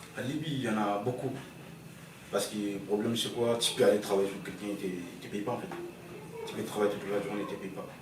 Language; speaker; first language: French; non-native, local second language; Soninke